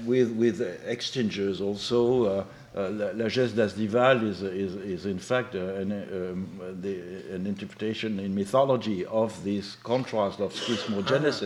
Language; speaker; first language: English; non-native, fluent; French